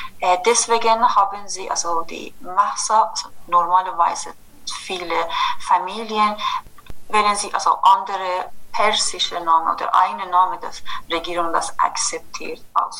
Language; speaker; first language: German; non-native, fluent; Kurdish